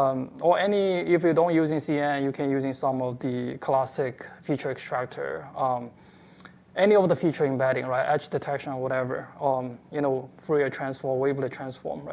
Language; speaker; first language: English; non-native, fluent; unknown